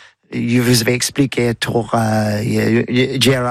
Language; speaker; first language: French; non-native, learner; English